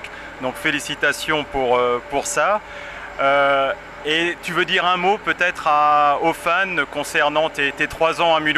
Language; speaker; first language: French; native; French